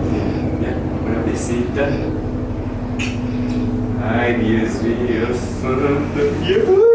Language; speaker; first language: Spanish; non-native, learner; Haitian Creole